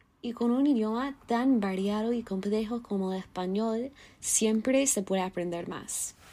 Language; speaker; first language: Spanish; non-native, fluent; English